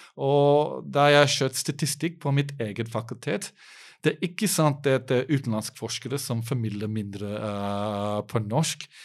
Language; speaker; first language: Norwegian; non-native, fluent; English